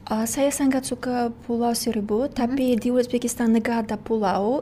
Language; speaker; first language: Indonesian; non-native, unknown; Uzbek